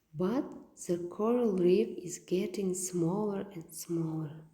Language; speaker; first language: English; non-native, fluent; Kazakh